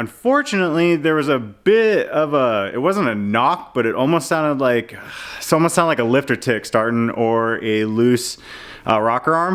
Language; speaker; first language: English; native; English